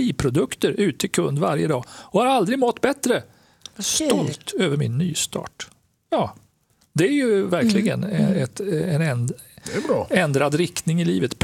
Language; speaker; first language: Swedish; native; Swedish